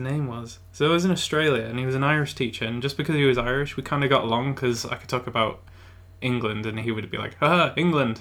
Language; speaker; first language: English; native; English